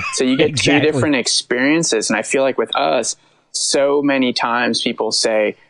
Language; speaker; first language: English; native; English